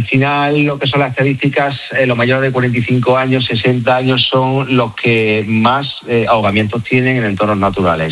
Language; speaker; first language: Spanish; native; Spanish